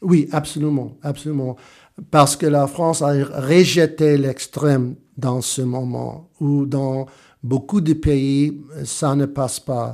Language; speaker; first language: French; non-native, fluent; English